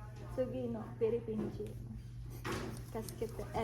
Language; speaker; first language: Japanese; non-native, learner; Filipino